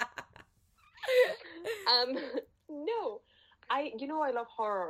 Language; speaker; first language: English; non-native, fluent; Catalan